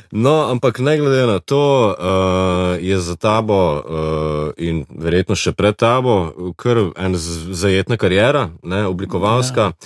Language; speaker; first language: Slovenian; native; Slovenian